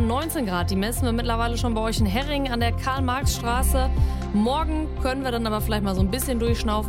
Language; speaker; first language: German; native; German